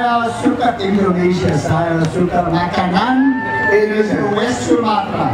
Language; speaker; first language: Indonesian; non-native, learner; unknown